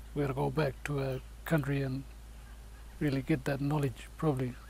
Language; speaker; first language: English; native; English